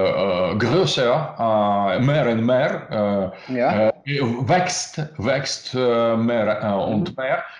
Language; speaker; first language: German; non-native, learner; Russian